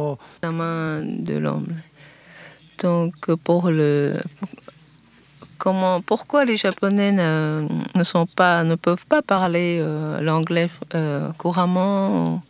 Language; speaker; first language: French; non-native, fluent; Japanese